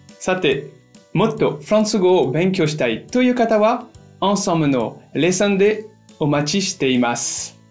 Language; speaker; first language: Japanese; non-native, fluent; French